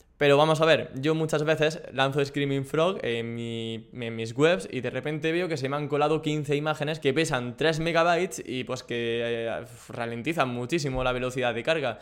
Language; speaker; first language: Spanish; native; Spanish